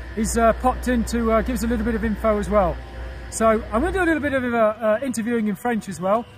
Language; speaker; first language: English; native; English